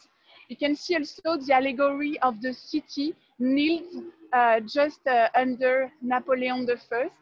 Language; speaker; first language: English; non-native, fluent; French